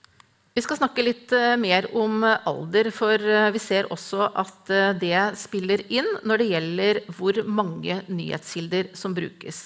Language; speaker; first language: Norwegian; native; Norwegian